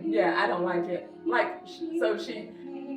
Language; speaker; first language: English; native; English